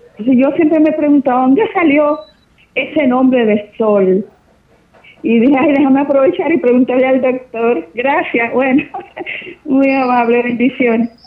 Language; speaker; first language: Spanish; native; Spanish